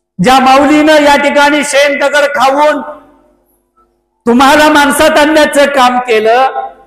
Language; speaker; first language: Marathi; native; Marathi